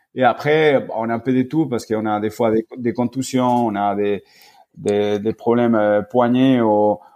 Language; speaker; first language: French; non-native, fluent; Spanish